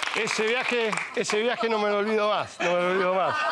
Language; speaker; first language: Spanish; native; Spanish